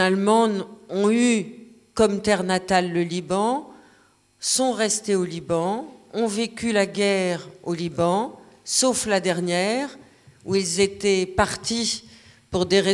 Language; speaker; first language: French; native; French